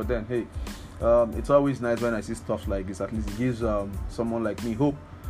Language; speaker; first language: English; non-native, local second language; Yoruba